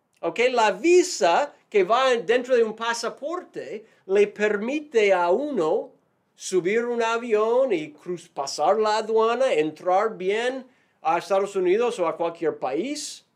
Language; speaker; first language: Spanish; non-native, fluent; English